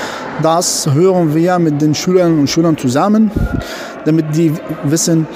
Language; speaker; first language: German; non-native, fluent; Arabic